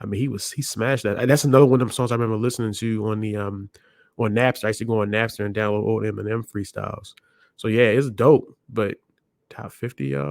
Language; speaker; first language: English; native; English